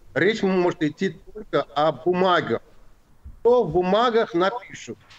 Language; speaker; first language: Russian; non-native, local second language; Azerbaijani